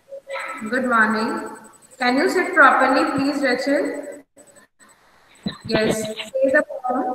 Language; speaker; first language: English; non-native, local second language; Hindi